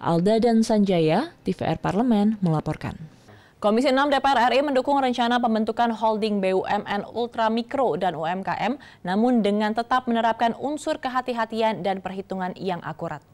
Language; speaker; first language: Indonesian; native; Indonesian